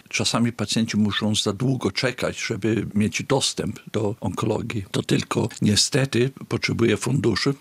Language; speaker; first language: Polish; early bilingual, heritage; Polish